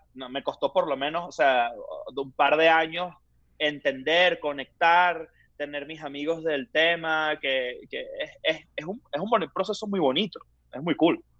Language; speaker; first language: Spanish; native; Spanish